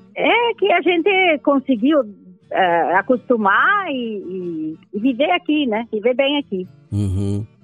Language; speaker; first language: Portuguese; non-native, local second language; Italian